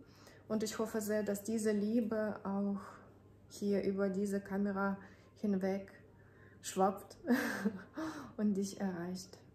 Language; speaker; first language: German; non-native, fluent; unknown